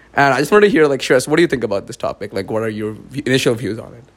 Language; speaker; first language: English; non-native, local second language; Marathi